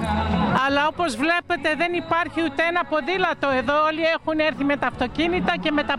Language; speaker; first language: Greek; early bilingual, heritage; Greek